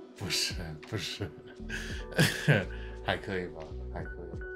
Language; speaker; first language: Chinese; non-native, fluent; English